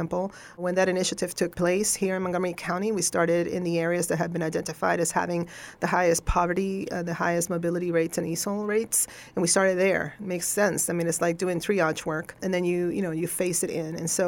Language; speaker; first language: English; non-native, fluent; Spanish